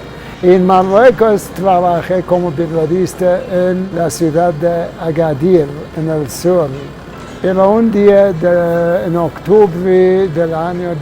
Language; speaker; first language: Spanish; non-native, fluent; Arabic